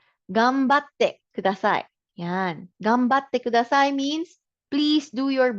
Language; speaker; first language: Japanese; non-native, fluent; Filipino